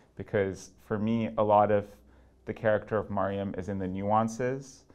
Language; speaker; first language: English; non-native, local second language; Urdu